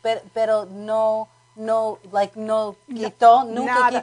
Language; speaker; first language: Spanish; non-native, learner; English